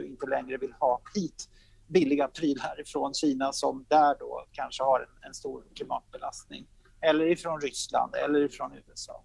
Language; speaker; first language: Swedish; native; Swedish